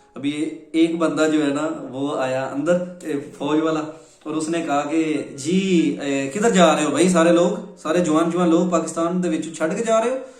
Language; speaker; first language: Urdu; non-native, local second language; Punjabi